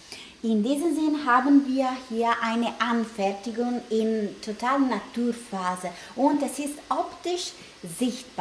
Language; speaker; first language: German; non-native, learner; Italian